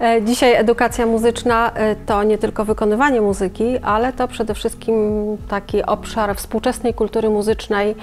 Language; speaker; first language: Polish; native; Polish